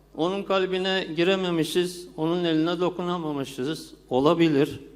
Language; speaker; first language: Turkish; native; Turkish